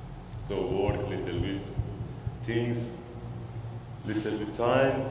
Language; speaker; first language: English; non-native, learner; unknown